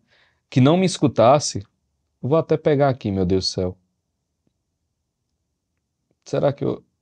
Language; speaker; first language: Portuguese; native; Portuguese